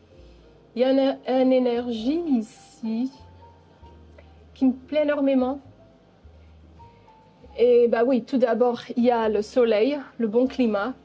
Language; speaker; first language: French; non-native, local second language; Dutch